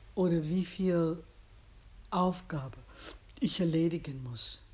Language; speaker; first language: German; non-native, fluent; English